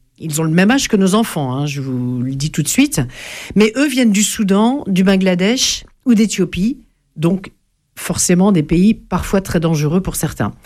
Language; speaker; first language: French; native; French